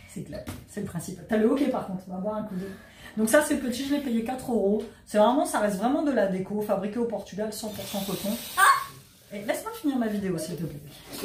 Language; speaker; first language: French; native; French